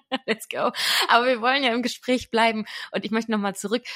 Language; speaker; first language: German; native; German